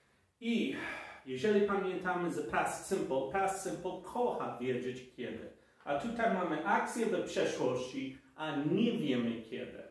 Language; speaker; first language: Polish; non-native, fluent; English